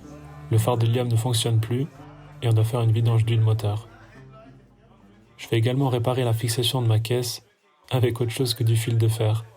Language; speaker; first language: French; native; French